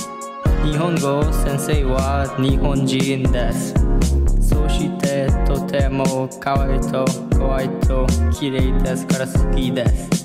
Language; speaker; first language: Japanese; non-native, learner; English